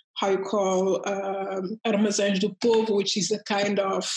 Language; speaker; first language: English; early bilingual, heritage; Portuguese